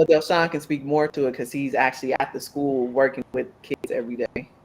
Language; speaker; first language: English; native; English